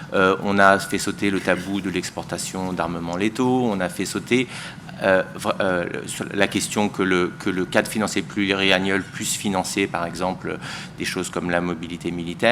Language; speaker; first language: French; native; French